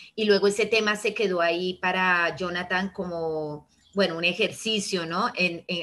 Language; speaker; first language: Spanish; early bilingual, heritage; Italian